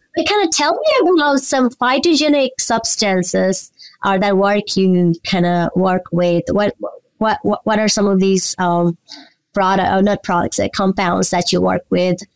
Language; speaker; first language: English; non-native, local second language; Nepali